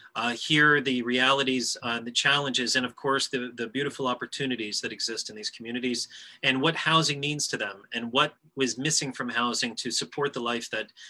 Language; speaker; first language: English; native; English